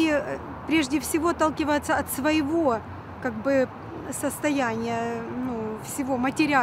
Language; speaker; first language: Russian; native; Russian